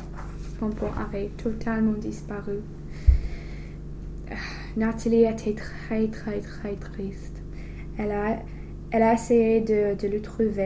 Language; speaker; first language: French; non-native, learner; English